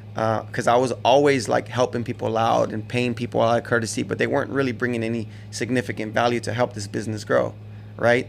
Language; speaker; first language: English; native; English